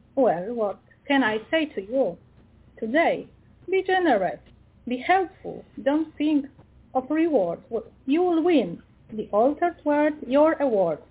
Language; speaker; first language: English; non-native, learner; Polish